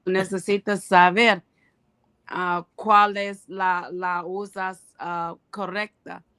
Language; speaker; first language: Spanish; non-native, learner; English